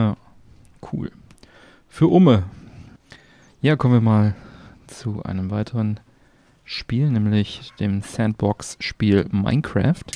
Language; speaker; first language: German; native; German